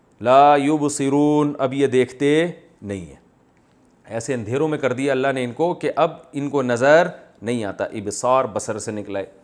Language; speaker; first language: Urdu; native; Urdu